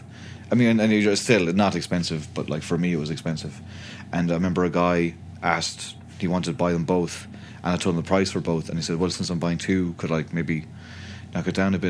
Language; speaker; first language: English; native; English